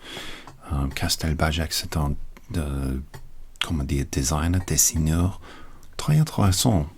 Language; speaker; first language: French; non-native, learner; English